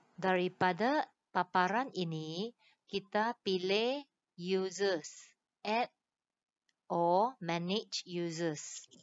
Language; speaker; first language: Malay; non-native, local second language; Chinese